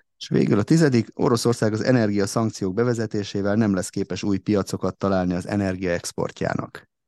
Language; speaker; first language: Hungarian; native; Hungarian